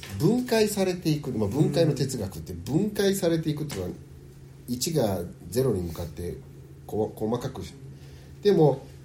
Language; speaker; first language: Japanese; early bilingual, heritage; Japanese